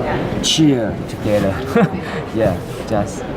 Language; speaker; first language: English; non-native, learner; Chinese